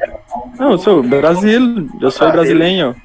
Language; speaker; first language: Spanish; non-native, learner; Portuguese